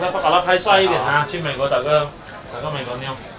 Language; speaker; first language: Chinese; native; Chinese